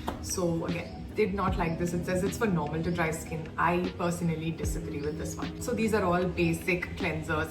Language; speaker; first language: English; native; English